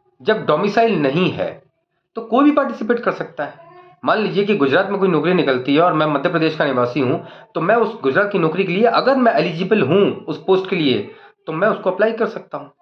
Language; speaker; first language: Hindi; native; Hindi